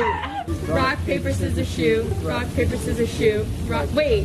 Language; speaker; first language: English; native; English